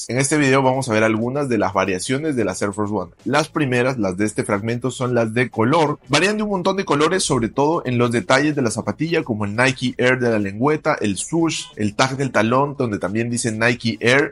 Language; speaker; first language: Spanish; native; Spanish